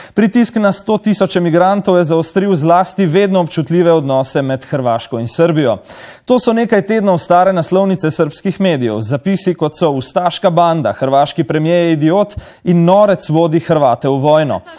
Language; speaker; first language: Slovenian; native; Slovenian